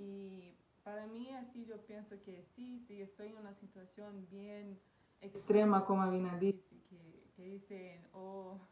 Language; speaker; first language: Spanish; non-native, fluent; Portuguese